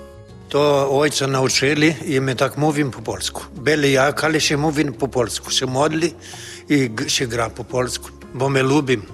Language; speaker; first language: Polish; early bilingual, heritage; Polish